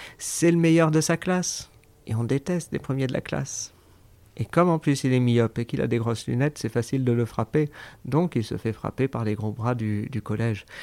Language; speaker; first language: French; native; French